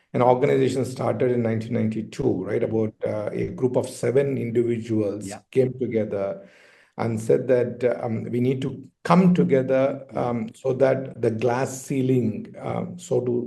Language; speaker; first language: English; non-native, local second language; Telugu